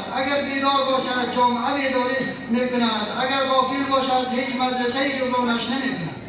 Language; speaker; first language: Persian; native; Persian